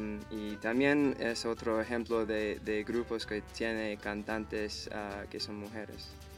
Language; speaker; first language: Spanish; non-native, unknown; English